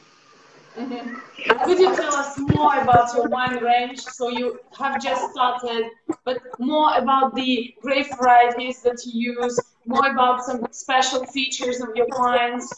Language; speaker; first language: English; non-native, fluent; Russian